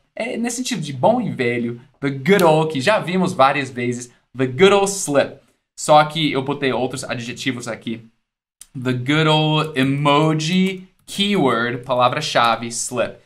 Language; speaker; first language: Portuguese; non-native, fluent; English